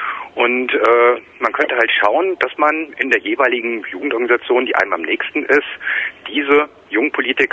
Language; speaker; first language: German; native; German